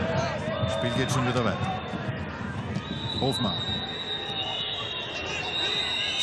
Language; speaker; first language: German; native; German